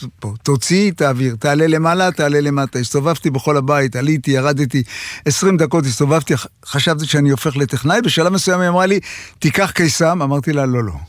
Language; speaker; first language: Hebrew; native; Hebrew